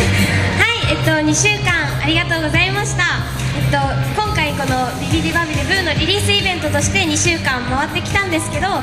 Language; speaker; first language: Japanese; native; Japanese